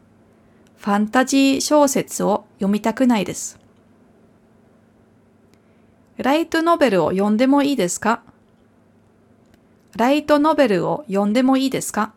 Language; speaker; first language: Japanese; non-native, fluent; German